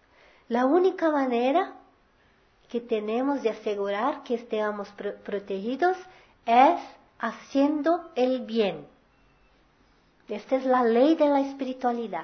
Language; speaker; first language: Spanish; non-native, fluent; Portuguese